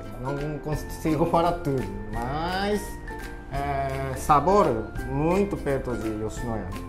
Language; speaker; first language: Portuguese; non-native, learner; Japanese